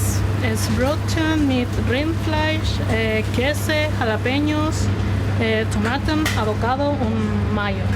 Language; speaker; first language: German; non-native, learner; Spanish